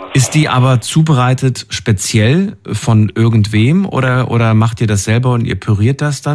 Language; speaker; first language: German; native; German